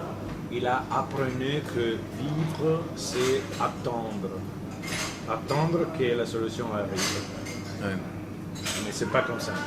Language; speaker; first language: French; non-native, fluent; Italian